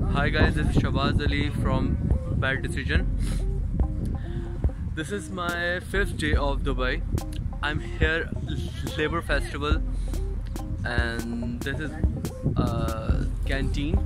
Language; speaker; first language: English; non-native, local second language; Hindi